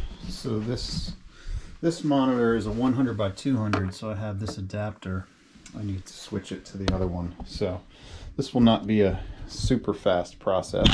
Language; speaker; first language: English; native; English